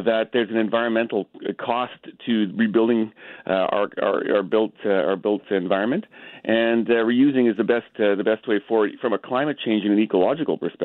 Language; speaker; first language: English; native; English